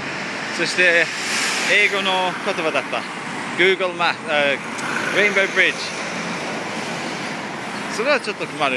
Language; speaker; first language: Japanese; non-native, learner; English